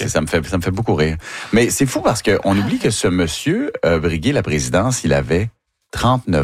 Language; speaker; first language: French; native; French